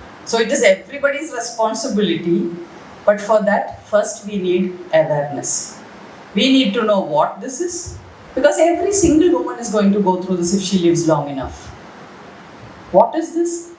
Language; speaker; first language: English; non-native, local second language; Malayalam